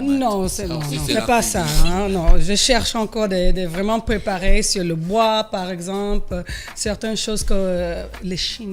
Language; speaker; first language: French; early bilingual, heritage; French